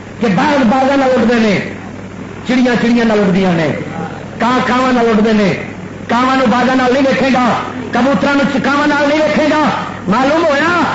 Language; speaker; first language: Urdu; native; Urdu